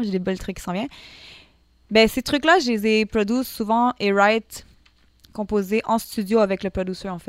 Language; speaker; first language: French; native; French